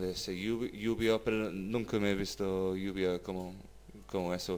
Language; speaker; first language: Spanish; non-native, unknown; English